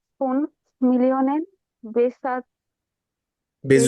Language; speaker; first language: German; non-native, learner; Bangla